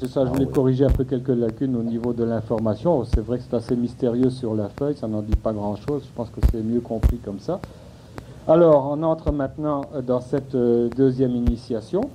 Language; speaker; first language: French; native; French